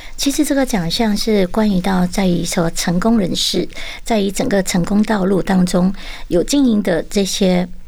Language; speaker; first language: Chinese; native; Chinese